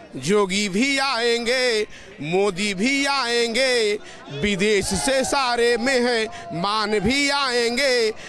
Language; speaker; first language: Hindi; native; Hindi